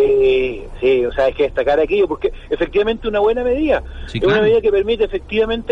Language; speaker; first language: Spanish; native; Spanish